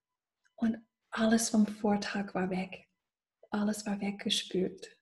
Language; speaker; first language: German; non-native, fluent; English